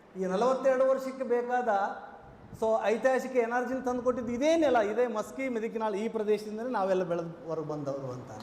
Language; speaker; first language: Kannada; native; Kannada